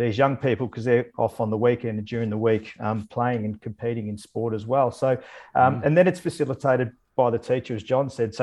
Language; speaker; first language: English; native; English